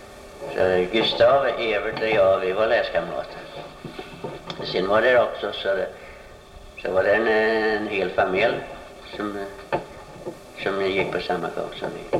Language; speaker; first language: Swedish; early bilingual, heritage; Swedish